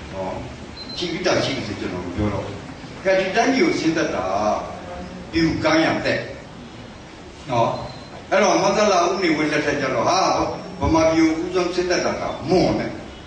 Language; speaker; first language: Burmese; non-native, local second language; S'gaw Karen